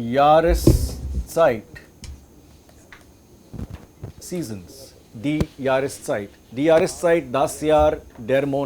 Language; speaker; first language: German; non-native, fluent; English